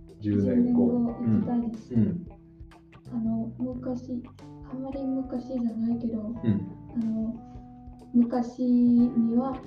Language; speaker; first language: Japanese; non-native, learner; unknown